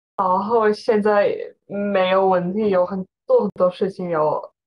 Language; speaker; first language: Chinese; non-native, learner; German